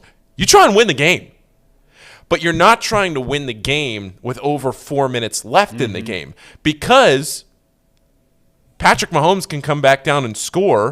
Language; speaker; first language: English; native; English